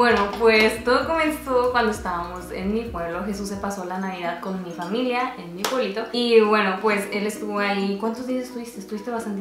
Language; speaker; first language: Spanish; native; Spanish